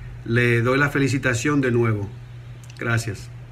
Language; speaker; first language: Spanish; native; Spanish